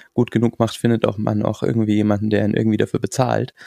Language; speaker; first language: German; native; German